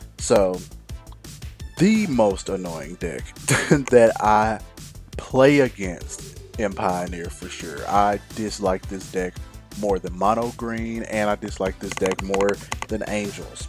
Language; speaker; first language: English; native; English